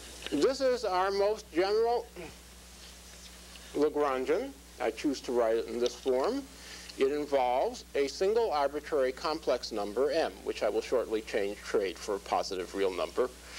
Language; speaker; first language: English; native; English